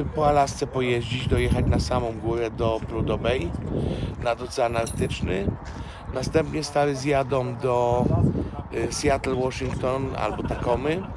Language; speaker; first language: Polish; native; Polish